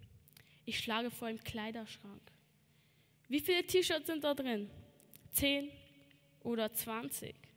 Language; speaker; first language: German; early bilingual, other home language; Albanian